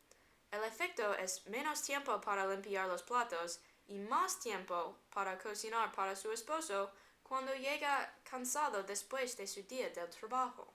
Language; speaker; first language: Spanish; non-native, learner; English